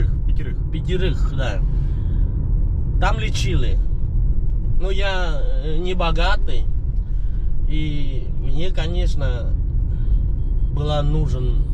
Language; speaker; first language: Russian; non-native, fluent; Khmer